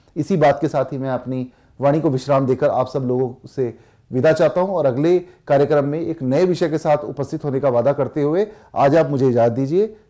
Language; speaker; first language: Hindi; native; Hindi